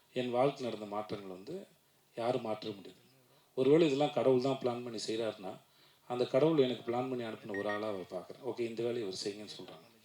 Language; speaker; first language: Tamil; native; Tamil